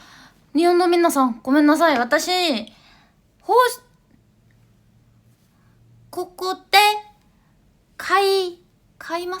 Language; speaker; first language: Japanese; non-native, learner; Korean